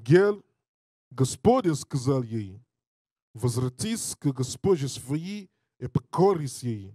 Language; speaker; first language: Russian; non-native, learner; English